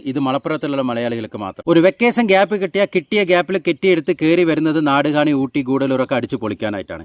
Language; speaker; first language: Malayalam; non-native, local second language; Tamil